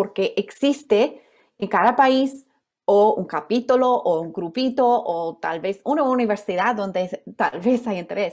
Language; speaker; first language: Spanish; non-native, fluent; English